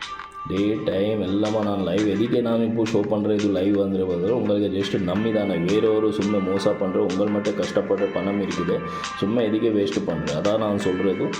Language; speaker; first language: Tamil; non-native, learner; Kannada